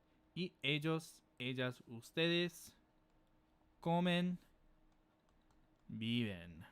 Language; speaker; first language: Spanish; non-native, fluent; English